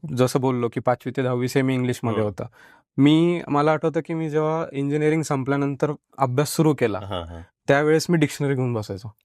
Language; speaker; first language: Marathi; native; Marathi